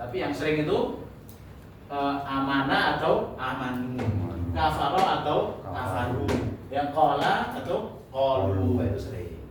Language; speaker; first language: Indonesian; native; Indonesian